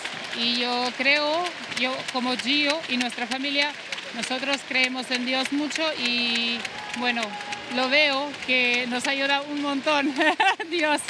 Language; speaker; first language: Spanish; non-native, fluent; Georgian